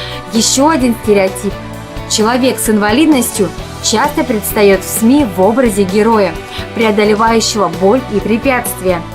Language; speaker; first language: Russian; native; Russian